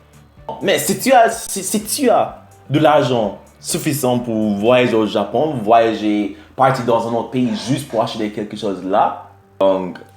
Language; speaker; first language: French; non-native, fluent; English